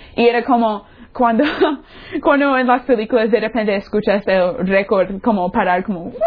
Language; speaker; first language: Spanish; non-native, fluent; English